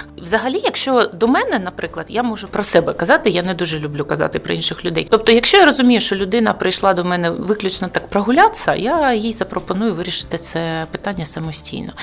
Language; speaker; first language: Ukrainian; non-native, local second language; Russian